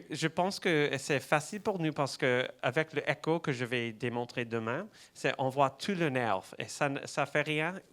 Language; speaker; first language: French; non-native, fluent; English